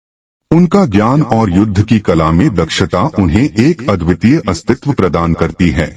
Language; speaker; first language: Hindi; native; Hindi